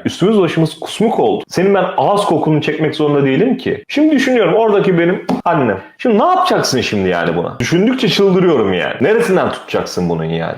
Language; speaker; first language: Turkish; native; Turkish